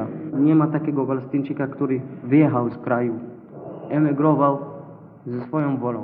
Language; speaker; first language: Polish; non-native, learner; Arabic